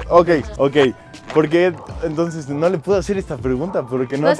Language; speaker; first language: Spanish; native; Spanish